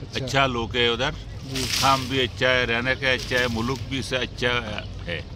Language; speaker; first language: Hindi; non-native, learner; Bangla